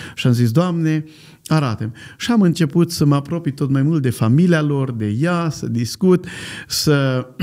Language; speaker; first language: Romanian; native; Romanian